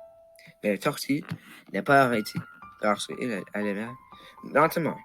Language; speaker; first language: French; non-native, local second language; English